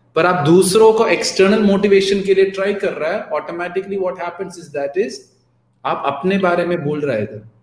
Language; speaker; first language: Hindi; non-native, local second language; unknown